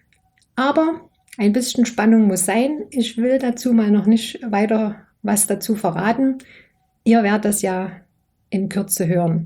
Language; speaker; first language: German; native; German